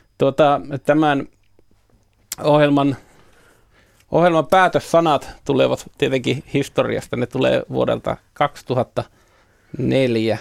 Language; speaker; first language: Finnish; native; Finnish